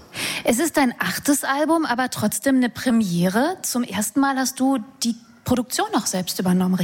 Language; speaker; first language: German; native; German